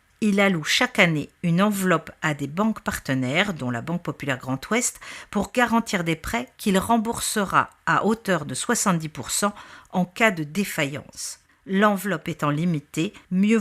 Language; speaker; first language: French; native; French